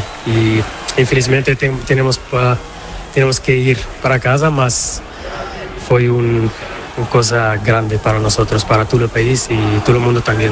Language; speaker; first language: Spanish; non-native, learner; Portuguese